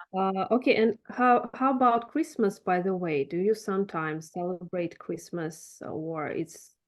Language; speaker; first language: English; non-native, fluent; Russian